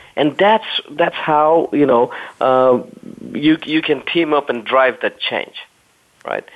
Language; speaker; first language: English; non-native, fluent; German